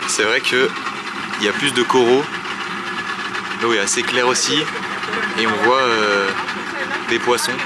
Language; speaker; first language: French; native; French